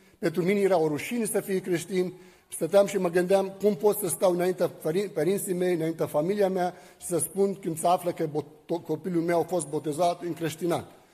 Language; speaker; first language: Romanian; non-native, fluent; Arabic